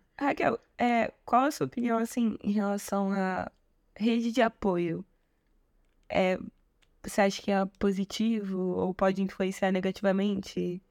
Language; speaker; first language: Portuguese; native; Portuguese